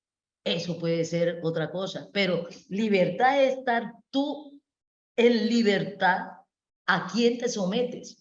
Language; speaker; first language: Spanish; native; Spanish